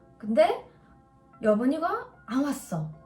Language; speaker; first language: Korean; non-native, learner; Russian